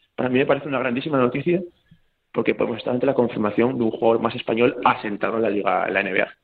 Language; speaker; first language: Spanish; native; Spanish